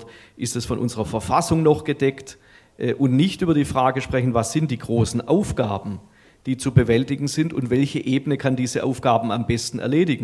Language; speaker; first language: German; native; German